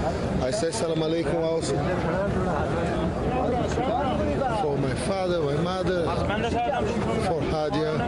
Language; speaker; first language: English; non-native, learner; Portuguese